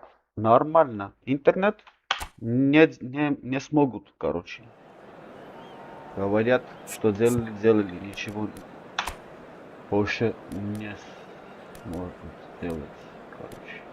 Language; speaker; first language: Russian; non-native, local second language; Armenian